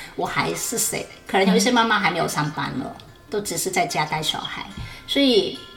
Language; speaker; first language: Chinese; non-native, fluent; Cantonese